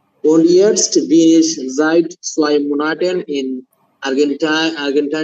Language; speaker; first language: German; non-native, learner; Bangla